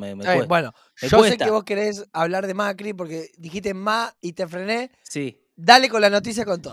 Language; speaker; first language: Spanish; native; Spanish